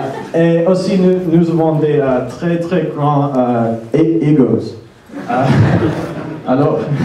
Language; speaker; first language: French; non-native, learner; English